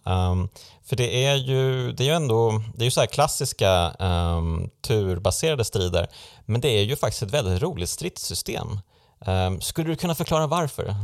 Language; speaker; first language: Swedish; native; Swedish